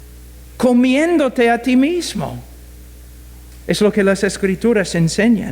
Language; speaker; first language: Spanish; non-native, fluent; English